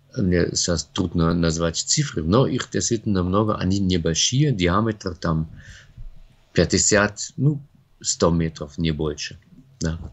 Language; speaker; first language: Russian; non-native, fluent; German